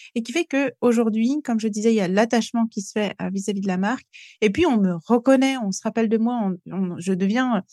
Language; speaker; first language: French; native; French